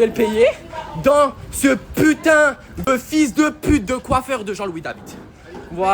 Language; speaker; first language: French; native; French